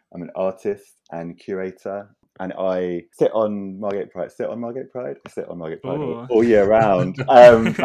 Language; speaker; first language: English; native; English